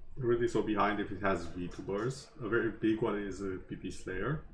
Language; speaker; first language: English; non-native, fluent; Romanian